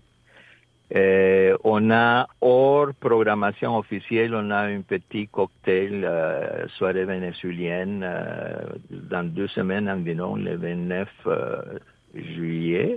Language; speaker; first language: French; non-native, fluent; Spanish